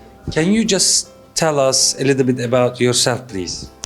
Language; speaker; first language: English; non-native, fluent; Turkish